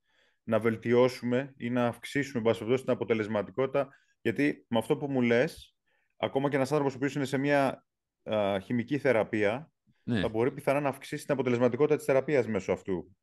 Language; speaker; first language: Greek; native; Greek